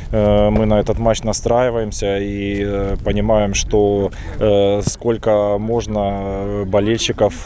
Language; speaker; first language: Russian; native; Russian